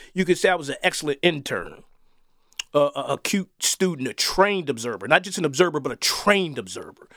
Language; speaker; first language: English; native; English